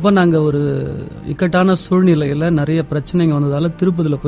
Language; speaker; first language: Tamil; non-native, local second language; Telugu